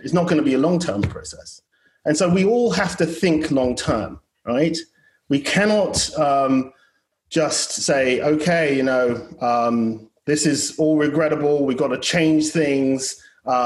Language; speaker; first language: English; native; English